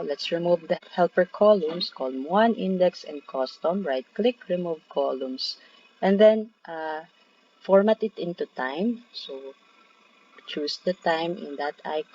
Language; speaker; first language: English; non-native, local second language; Filipino